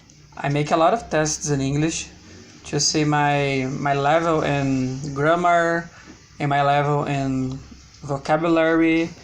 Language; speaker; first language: English; non-native, learner; Portuguese